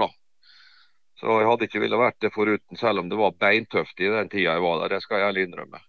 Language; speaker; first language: Norwegian; native; Norwegian